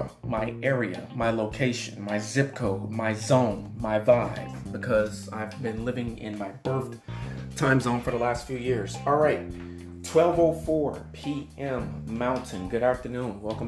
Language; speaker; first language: English; native; English